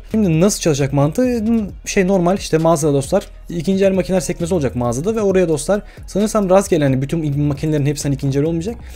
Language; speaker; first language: Turkish; early bilingual, heritage; Turkish